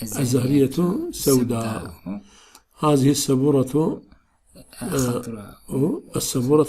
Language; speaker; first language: Arabic; non-native, fluent; Turkish